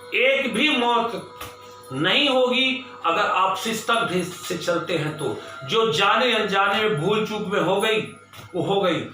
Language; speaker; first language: Hindi; native; Hindi